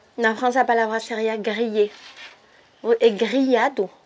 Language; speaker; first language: Portuguese; non-native, fluent; French